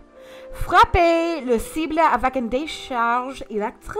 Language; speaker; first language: French; non-native, learner; English